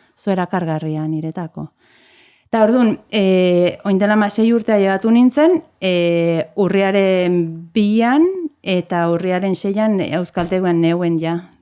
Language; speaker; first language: Basque; non-native, fluent; Spanish